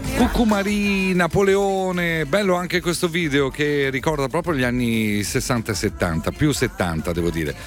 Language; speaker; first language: Italian; native; Italian